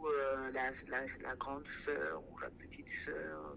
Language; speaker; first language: French; non-native, local second language; Sango